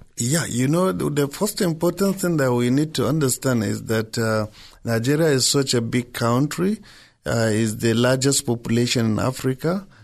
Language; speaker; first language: English; non-native, local second language; Hausa